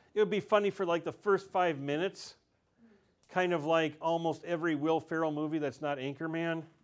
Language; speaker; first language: English; native; English